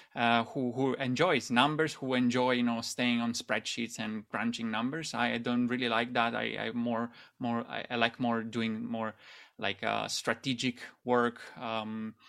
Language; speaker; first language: English; non-native, fluent; Italian